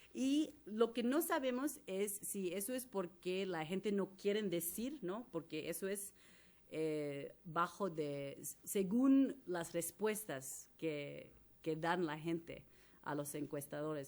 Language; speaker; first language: Spanish; non-native, fluent; English